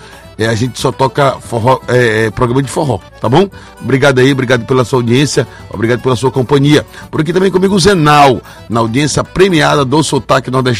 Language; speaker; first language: Portuguese; native; Portuguese